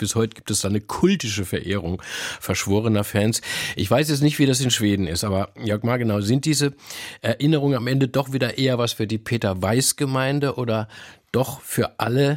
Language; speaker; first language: German; native; German